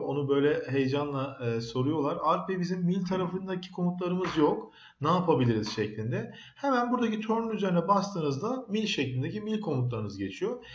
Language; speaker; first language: Turkish; native; Turkish